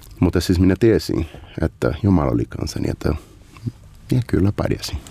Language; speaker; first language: Finnish; non-native, learner; Portuguese